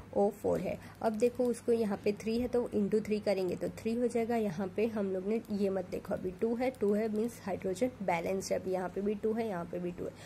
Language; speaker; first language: Hindi; non-native, local second language; Gujarati